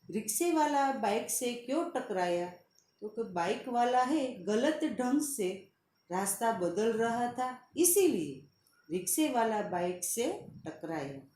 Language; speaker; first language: Hindi; non-native, local second language; Gujarati